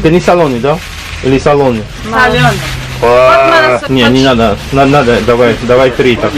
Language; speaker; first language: Russian; non-native, learner; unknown